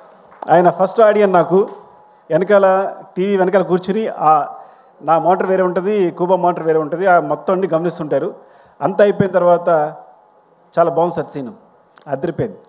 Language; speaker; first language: Telugu; native; Telugu